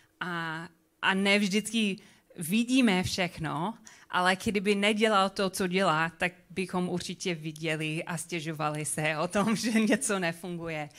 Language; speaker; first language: Czech; non-native, learner; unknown